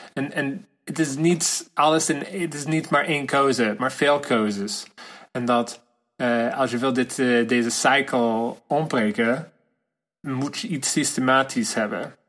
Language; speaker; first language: Dutch; non-native, learner; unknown